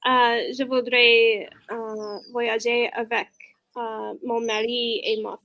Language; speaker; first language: French; non-native, learner; English